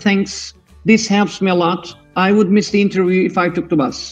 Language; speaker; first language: English; non-native, fluent; Turkish